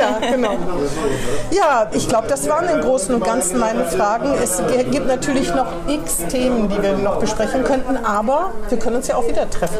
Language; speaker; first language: German; native; German